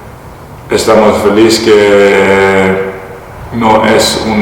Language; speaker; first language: Spanish; non-native, learner; Dutch